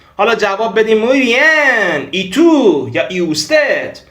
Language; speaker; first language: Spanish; non-native, fluent; Persian